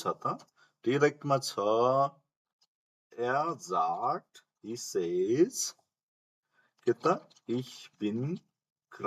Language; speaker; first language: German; non-native, fluent; Nepali